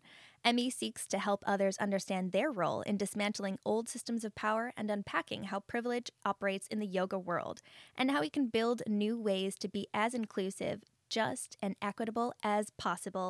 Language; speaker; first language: English; native; English